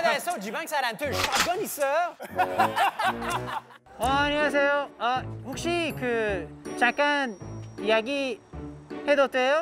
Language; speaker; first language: Korean; non-native, learner; English